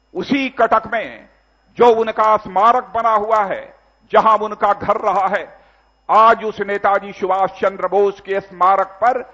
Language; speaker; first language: Hindi; native; Hindi